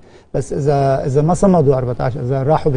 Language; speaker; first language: Arabic; native; Arabic